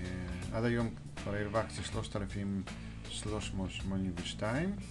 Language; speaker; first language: Hebrew; non-native, fluent; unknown